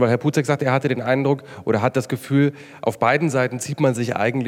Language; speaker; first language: German; native; German